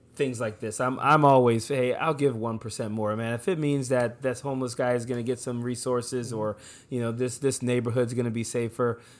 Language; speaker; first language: English; native; English